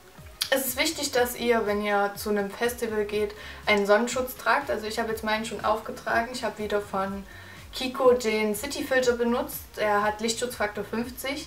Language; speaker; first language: German; native; German